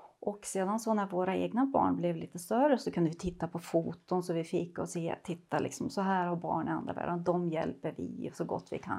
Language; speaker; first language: Swedish; native; Swedish